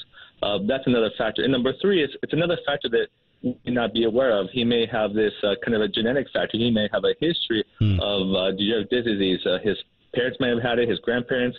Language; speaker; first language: English; native; English